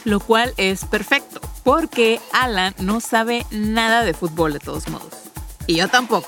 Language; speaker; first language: Spanish; native; Spanish